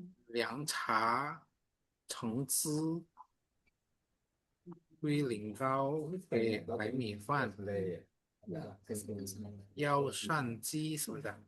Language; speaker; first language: Chinese; non-native, fluent; Indonesian